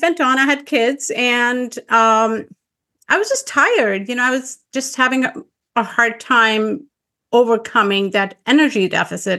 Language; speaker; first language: English; non-native, local second language; Urdu